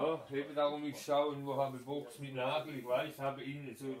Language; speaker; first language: German; non-native, learner; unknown